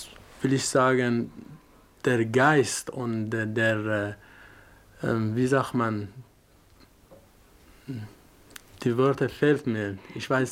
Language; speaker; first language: German; non-native, learner; Persian